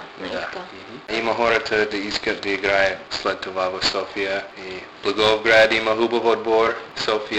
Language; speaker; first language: Bulgarian; non-native, learner; English